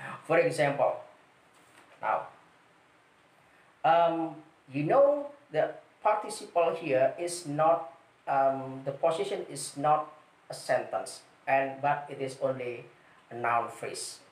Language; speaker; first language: English; non-native, fluent; Indonesian